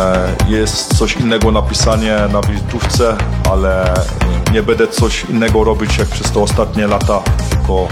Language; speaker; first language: Polish; early bilingual, heritage; Polish